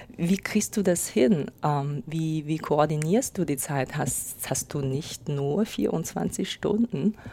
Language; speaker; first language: German; non-native, fluent; Chinese